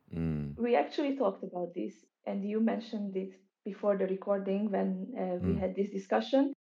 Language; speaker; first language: English; non-native, fluent; Hungarian